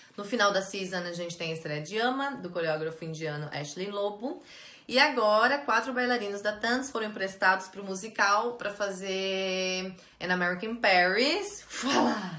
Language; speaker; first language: Portuguese; native; Portuguese